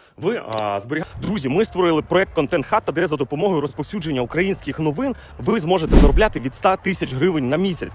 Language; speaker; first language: Ukrainian; non-native, local second language; Russian